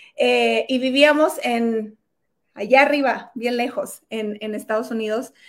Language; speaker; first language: Spanish; native; Spanish